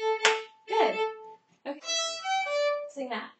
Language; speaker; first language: English; native; English